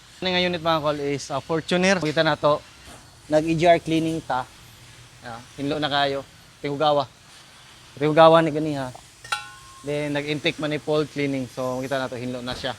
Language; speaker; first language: Cebuano; native; Cebuano